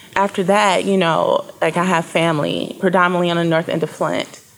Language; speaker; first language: English; native; English